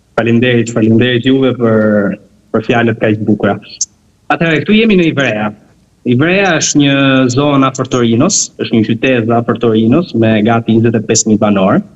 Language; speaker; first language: Albanian; early bilingual, heritage; Albanian